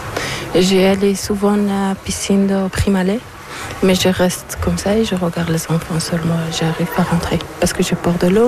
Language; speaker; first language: French; non-native, learner; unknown